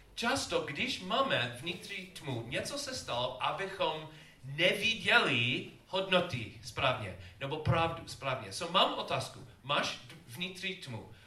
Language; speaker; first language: Czech; non-native, learner; English